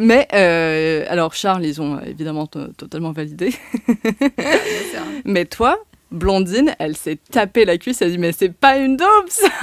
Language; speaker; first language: French; native; French